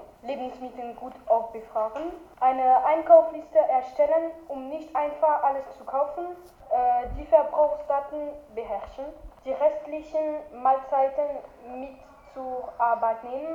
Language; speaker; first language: German; non-native, learner; French